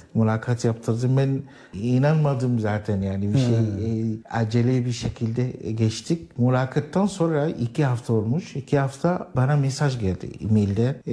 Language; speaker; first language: Turkish; non-native, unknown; Arabic